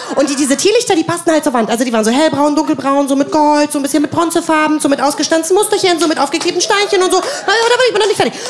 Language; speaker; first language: German; native; German